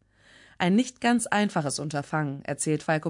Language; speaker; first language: German; native; German